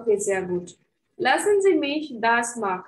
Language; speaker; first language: German; non-native, fluent; Hindi